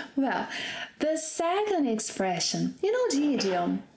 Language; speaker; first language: English; non-native, fluent; Portuguese